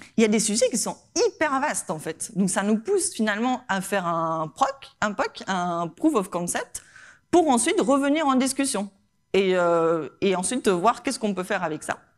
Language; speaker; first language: French; non-native, fluent; Spanish